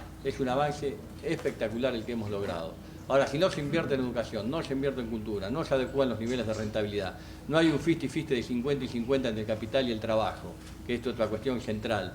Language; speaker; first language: Spanish; native; Spanish